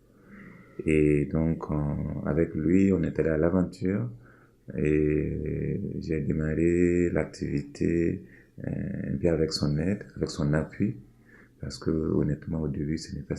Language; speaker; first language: French; non-native, local second language; Mossi